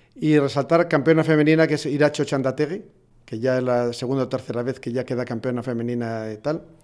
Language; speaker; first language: Spanish; native; Spanish